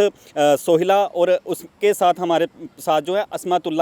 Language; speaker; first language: Hindi; native; Hindi